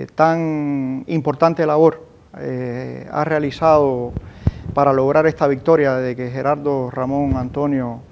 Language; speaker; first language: Spanish; native; Spanish